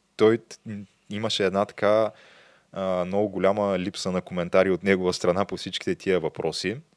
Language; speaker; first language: Bulgarian; native; Bulgarian